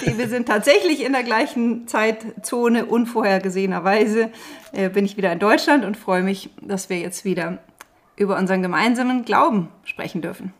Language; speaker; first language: German; native; German